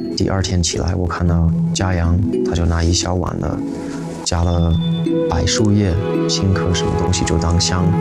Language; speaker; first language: Chinese; non-native, fluent; English